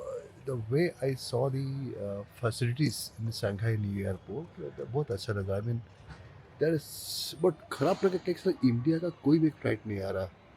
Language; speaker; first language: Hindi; non-native, local second language; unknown